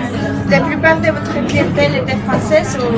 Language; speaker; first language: French; non-native, learner; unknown